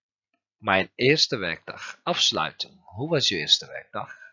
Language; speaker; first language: Dutch; non-native, learner; Turkish